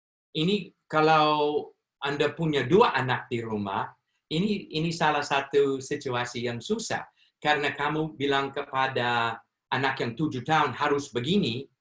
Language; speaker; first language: Indonesian; non-native, fluent; English